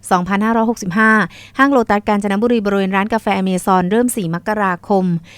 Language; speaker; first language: Thai; native; Thai